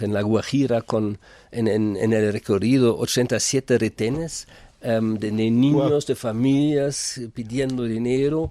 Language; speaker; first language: Spanish; non-native, fluent; German